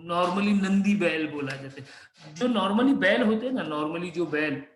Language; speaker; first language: Hindi; non-native, local second language; Marathi